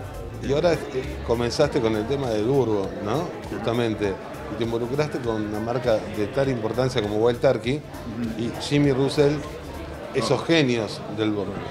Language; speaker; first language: Spanish; native; Spanish